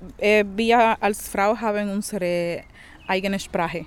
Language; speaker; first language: German; non-native, learner; Spanish